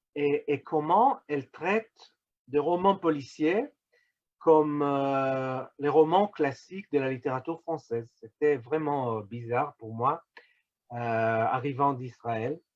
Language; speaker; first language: French; non-native, fluent; Hebrew